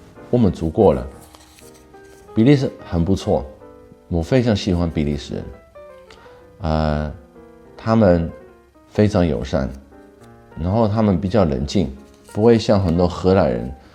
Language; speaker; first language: Chinese; non-native, fluent; Dutch